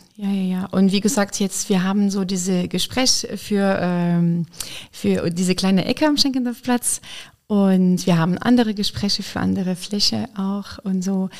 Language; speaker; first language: German; non-native, fluent; French